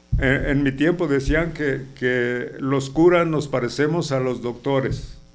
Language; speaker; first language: Spanish; native; Spanish